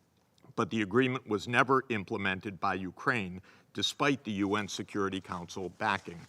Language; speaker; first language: English; native; English